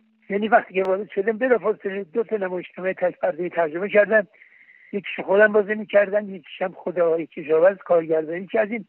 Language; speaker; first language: Persian; native; Persian